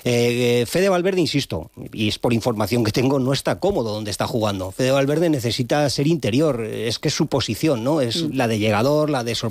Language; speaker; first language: Spanish; native; Spanish